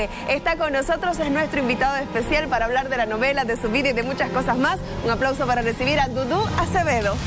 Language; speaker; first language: Spanish; native; Spanish